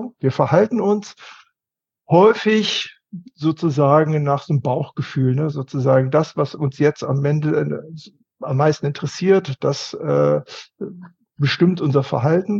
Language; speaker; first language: German; native; German